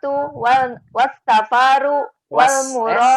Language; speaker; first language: Arabic; non-native, learner; Indonesian